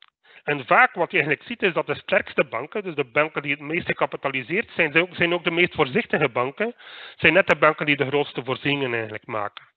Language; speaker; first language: Dutch; native; Dutch